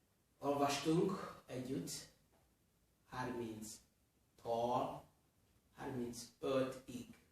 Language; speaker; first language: Hungarian; non-native, learner; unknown